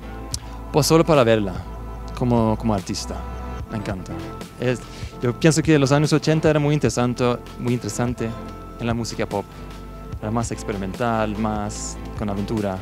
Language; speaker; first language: Spanish; non-native, fluent; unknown